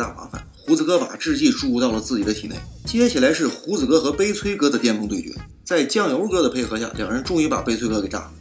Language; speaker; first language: Chinese; native; Chinese